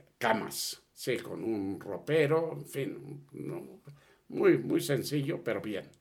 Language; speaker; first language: Spanish; early bilingual, other home language; Catalan